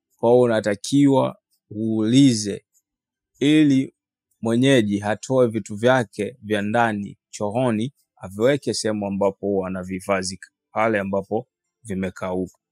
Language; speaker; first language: Swahili; native; Swahili